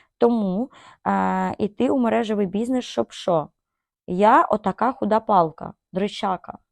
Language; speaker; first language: Ukrainian; non-native, local second language; Russian